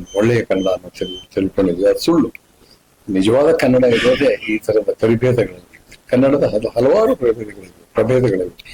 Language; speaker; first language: Kannada; native; Kannada